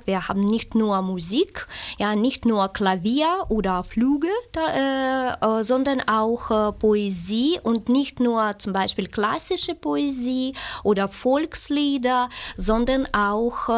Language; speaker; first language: German; non-native, learner; Ukrainian